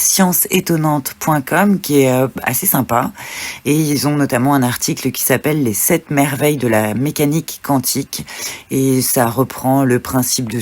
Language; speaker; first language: French; native; French